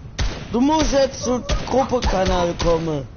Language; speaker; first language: German; non-native, learner; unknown